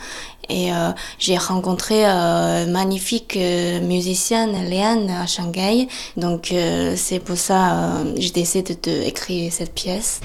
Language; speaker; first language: French; non-native, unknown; Chinese